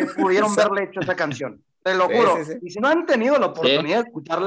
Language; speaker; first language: Spanish; native; Spanish